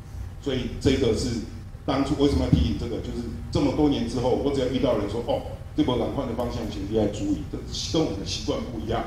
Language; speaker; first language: Chinese; native; Chinese